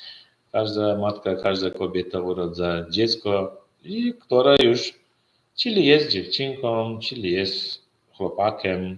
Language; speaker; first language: Polish; non-native, learner; Turkmen